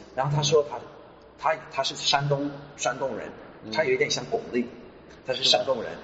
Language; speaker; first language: Chinese; non-native, fluent; English